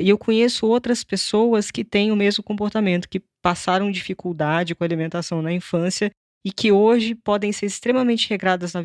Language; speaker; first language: Portuguese; native; Portuguese